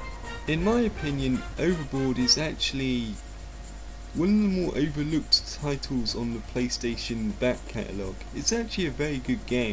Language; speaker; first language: English; native; English